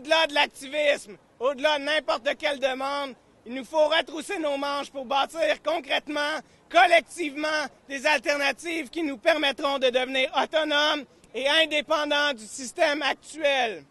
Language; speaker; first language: French; native; French